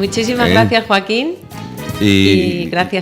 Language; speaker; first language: Spanish; native; Spanish